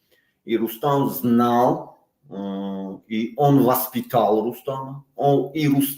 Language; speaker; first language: Russian; non-native, local second language; Tajik